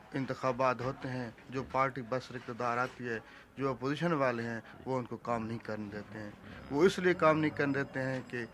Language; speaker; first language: Urdu; non-native, local second language; Saraiki